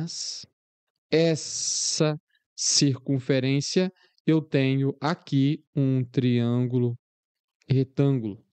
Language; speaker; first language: Portuguese; native; Portuguese